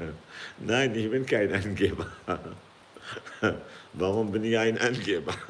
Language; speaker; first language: German; non-native, fluent; Kurdish